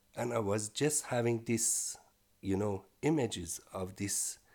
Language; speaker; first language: English; non-native, fluent; Persian